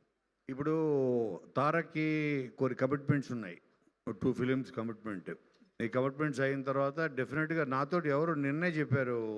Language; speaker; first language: Telugu; native; Telugu